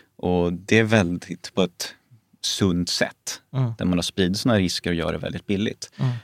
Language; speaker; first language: Swedish; native; Swedish